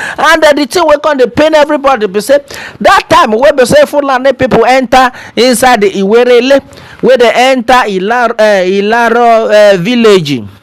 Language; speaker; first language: Nigerian Pidgin; non-native, local second language; Yoruba